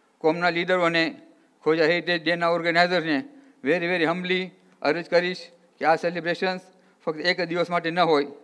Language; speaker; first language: Gujarati; early bilingual, heritage; Gujarati